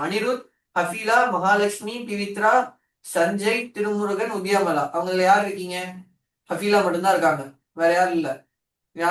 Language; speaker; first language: Tamil; native; Tamil